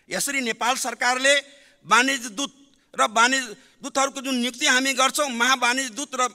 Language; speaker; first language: Nepali; non-native, local second language; Maithili